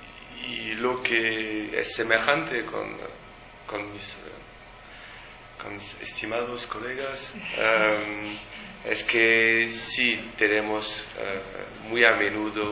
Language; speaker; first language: Spanish; non-native, fluent; French